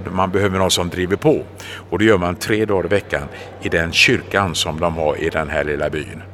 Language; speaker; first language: Swedish; native; Swedish